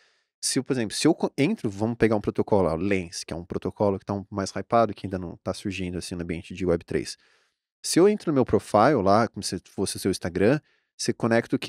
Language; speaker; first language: Portuguese; native; Portuguese